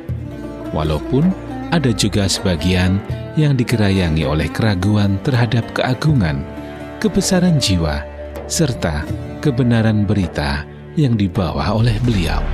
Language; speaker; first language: Indonesian; native; Indonesian